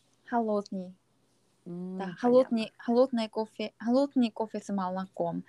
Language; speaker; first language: Russian; non-native, learner; Korean